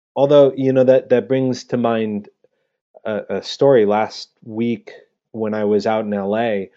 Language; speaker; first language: English; early bilingual, other home language; Spanish